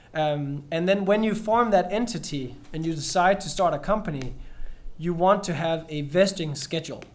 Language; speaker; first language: English; non-native, fluent; Danish